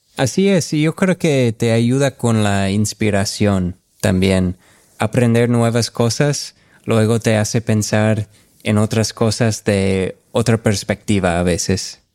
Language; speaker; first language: Spanish; non-native, fluent; English